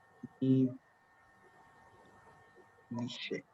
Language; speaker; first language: English; non-native, learner; Spanish